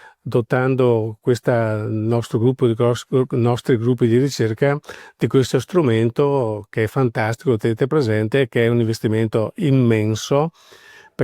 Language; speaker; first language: Italian; native; Italian